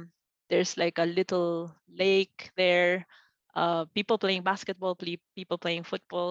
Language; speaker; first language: English; non-native, local second language; Filipino